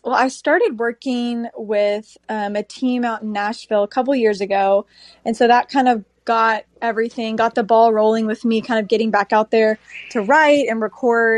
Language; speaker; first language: English; native; English